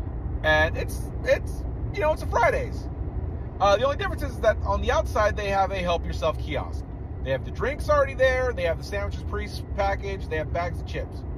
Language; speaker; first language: English; native; English